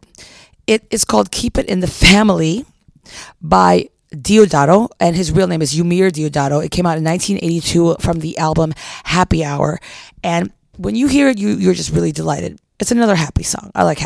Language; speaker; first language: English; non-native, local second language; Filipino